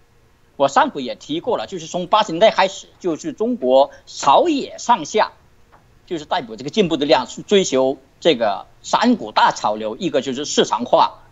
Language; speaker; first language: Chinese; native; Chinese